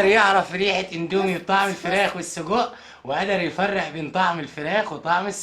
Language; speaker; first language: Arabic; native; Arabic